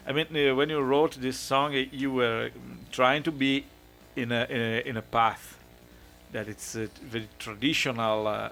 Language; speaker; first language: English; non-native, fluent; Italian